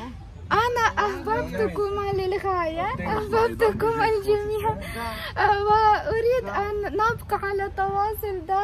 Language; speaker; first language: Arabic; non-native, fluent; Ukrainian